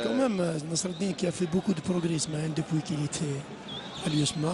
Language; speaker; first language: French; non-native, local second language; Arabic